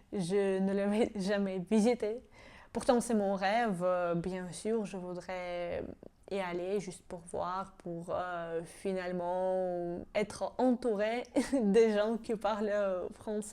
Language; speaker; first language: French; non-native, fluent; Georgian